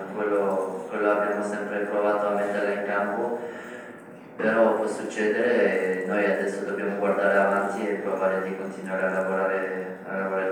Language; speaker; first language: Italian; non-native, fluent; French